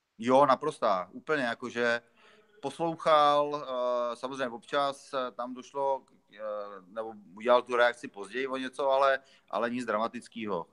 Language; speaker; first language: Czech; native; Czech